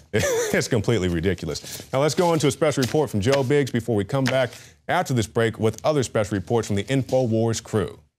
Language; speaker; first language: English; native; English